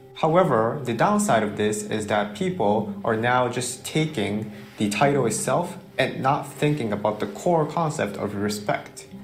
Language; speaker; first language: English; early bilingual, other home language; Japanese